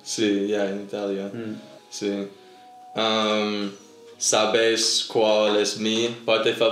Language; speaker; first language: Spanish; non-native, learner; English